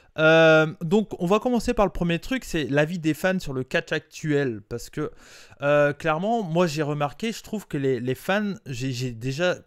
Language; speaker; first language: French; native; French